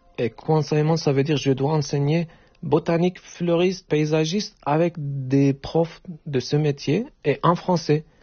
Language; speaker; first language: French; non-native, learner; Turkish